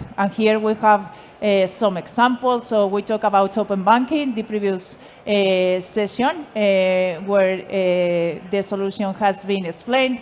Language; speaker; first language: English; non-native, fluent; Spanish